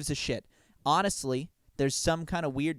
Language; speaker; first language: English; native; English